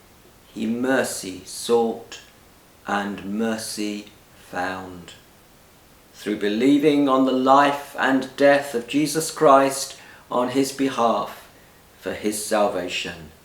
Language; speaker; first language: English; native; English